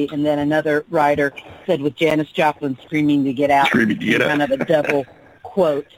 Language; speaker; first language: English; native; English